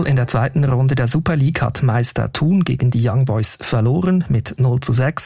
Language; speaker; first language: German; native; German